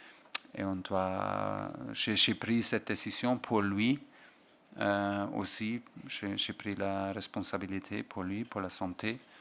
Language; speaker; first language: French; non-native, fluent; German